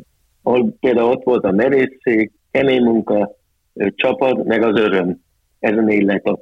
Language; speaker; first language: Hungarian; early bilingual, heritage; Hungarian